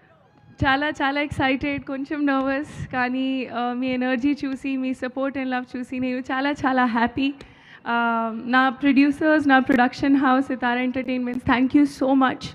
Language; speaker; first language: Telugu; non-native, learner; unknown